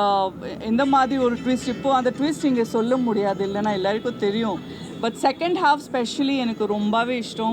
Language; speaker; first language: Tamil; non-native, fluent; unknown